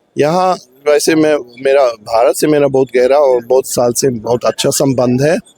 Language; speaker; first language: Hindi; non-native, fluent; Swedish